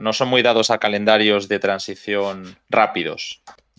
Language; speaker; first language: Spanish; native; Spanish